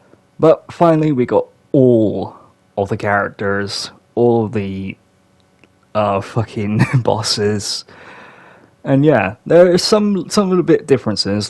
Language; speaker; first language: English; native; English